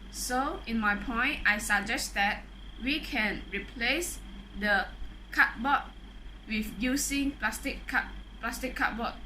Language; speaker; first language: English; non-native, local second language; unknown